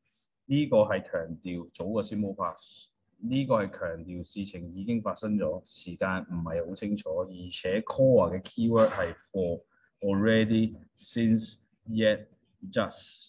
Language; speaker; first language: Chinese; native; Chinese